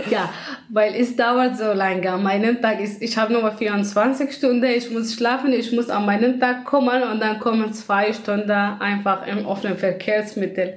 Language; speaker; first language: German; non-native, learner; Kurdish